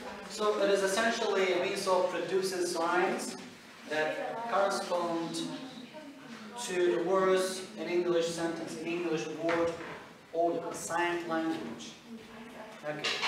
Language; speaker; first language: English; non-native, fluent; Turkish